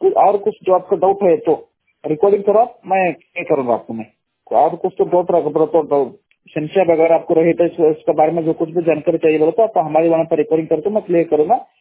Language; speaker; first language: Hindi; non-native, local second language; Kannada